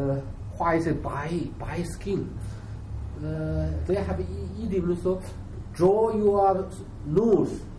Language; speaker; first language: English; non-native, learner; Chinese